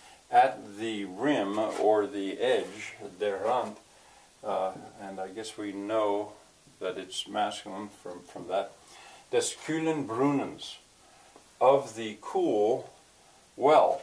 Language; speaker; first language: English; native; English